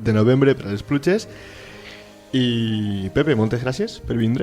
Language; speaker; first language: Catalan; native; Catalan